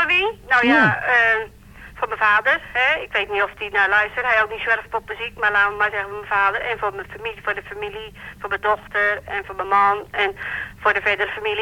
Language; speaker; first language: Dutch; native; Dutch